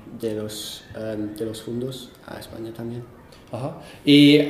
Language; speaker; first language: Spanish; non-native, fluent; English